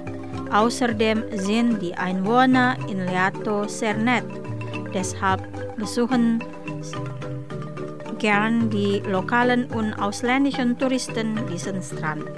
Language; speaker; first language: German; non-native, fluent; Indonesian